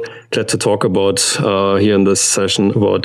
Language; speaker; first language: English; non-native, fluent; German